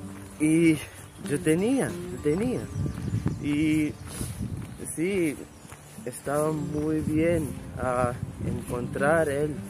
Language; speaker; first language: Spanish; non-native, learner; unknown